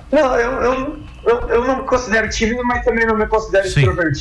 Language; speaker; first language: Portuguese; native; Portuguese